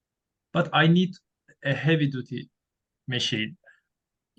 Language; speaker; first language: English; non-native, learner; Turkish